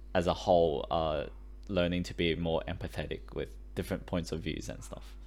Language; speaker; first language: English; early bilingual, other home language; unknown